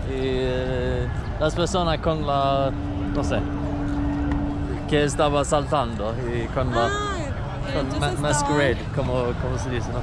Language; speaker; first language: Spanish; non-native, learner; Swedish